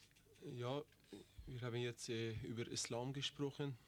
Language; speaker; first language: German; non-native, learner; Persian